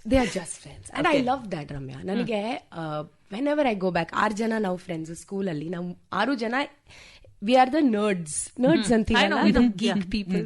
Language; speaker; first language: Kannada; non-native, local second language; Tamil